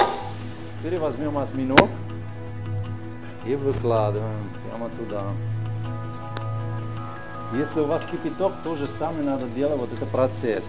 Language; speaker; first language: Russian; non-native, fluent; Italian